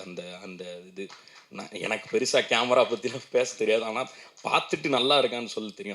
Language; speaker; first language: Tamil; native; Tamil